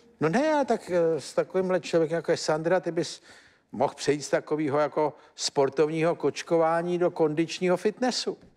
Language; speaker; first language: Czech; native; Czech